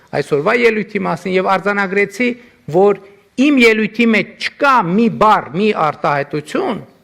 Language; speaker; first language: Armenian; native; Armenian